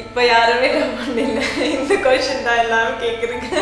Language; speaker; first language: Tamil; non-native, learner; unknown